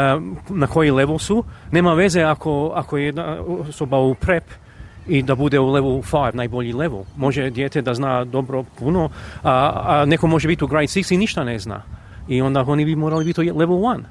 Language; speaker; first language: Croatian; early bilingual, heritage; Croatian